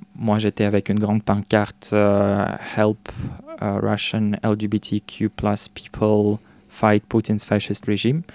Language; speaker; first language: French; non-native, fluent; Russian